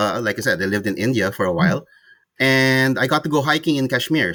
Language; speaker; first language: English; non-native, local second language; Cebuano